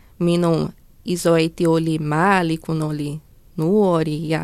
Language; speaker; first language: Finnish; non-native, learner; Portuguese